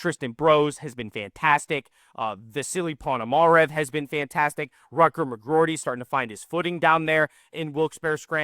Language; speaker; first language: English; native; English